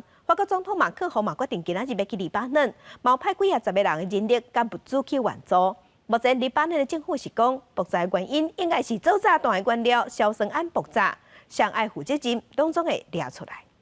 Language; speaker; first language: Chinese; native; Chinese